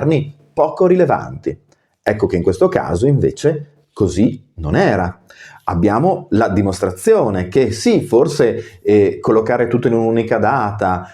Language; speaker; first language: Italian; native; Italian